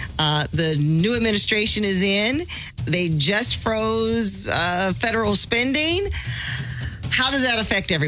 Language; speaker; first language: English; native; English